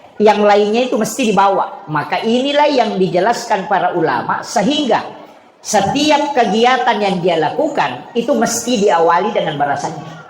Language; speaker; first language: Indonesian; non-native, local second language; Buginese